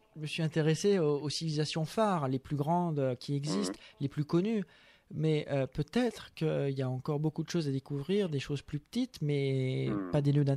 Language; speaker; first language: French; native; French